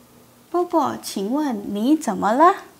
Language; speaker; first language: Chinese; non-native, fluent; Indonesian